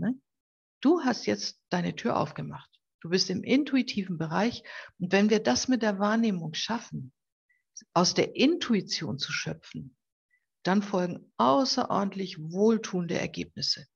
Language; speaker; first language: German; native; German